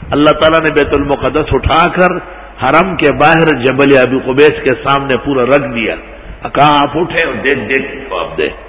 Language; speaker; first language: Urdu; non-native, local second language; Pashto